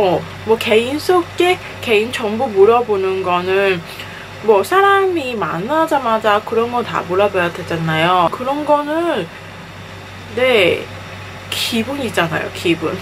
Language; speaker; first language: Korean; non-native, fluent; Cantonese